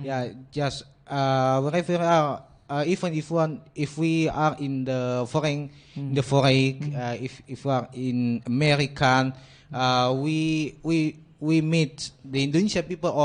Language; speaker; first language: English; non-native, learner; Indonesian